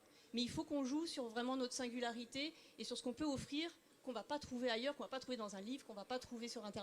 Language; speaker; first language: French; native; French